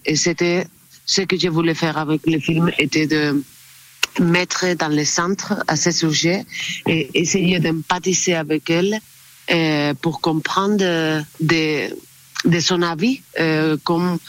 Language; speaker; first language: French; non-native, learner; Spanish